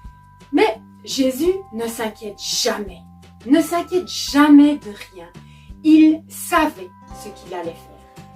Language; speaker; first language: French; native; French